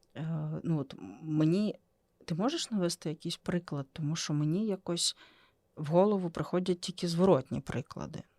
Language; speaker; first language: Ukrainian; native; Ukrainian